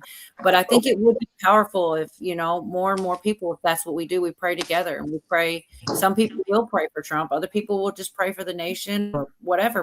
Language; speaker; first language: English; native; English